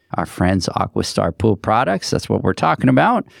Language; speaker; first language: English; native; English